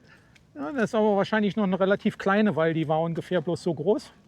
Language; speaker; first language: German; native; German